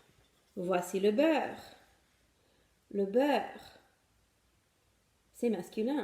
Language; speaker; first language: French; non-native, fluent; English